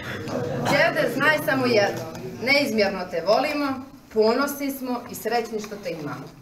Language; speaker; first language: Croatian; native; Croatian